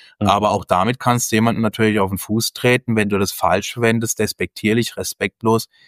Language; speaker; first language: German; native; German